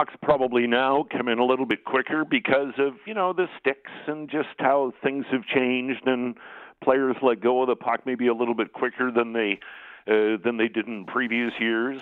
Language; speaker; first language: English; native; English